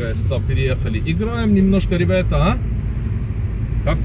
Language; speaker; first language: Russian; non-native, learner; Turkish